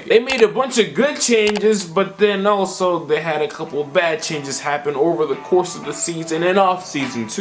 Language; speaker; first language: English; native; English